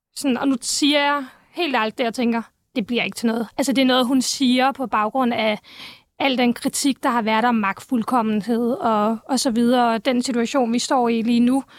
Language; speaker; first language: Danish; early bilingual, other home language; Turkish